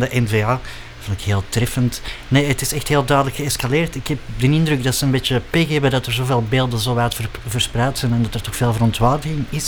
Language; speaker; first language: Dutch; native; Dutch